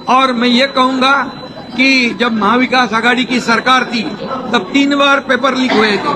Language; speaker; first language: Hindi; non-native, local second language; Marathi